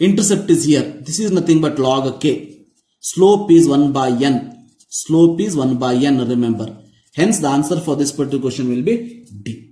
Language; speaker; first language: English; non-native, local second language; Kannada